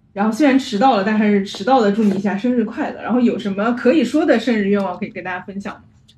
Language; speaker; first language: Chinese; native; Chinese